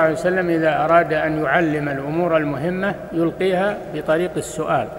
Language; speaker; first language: Arabic; native; Arabic